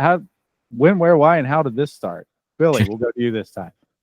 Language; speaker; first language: English; native; English